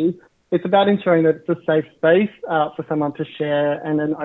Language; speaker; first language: English; native; English